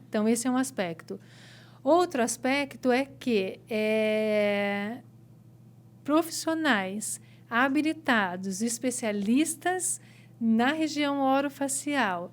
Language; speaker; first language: Portuguese; native; Portuguese